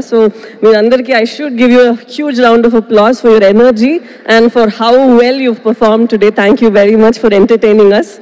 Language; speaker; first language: Telugu; non-native, local second language; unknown